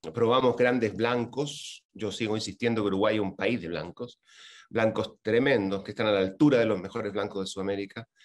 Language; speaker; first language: Spanish; native; Spanish